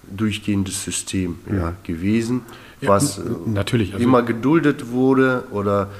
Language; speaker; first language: German; early bilingual, other home language; Russian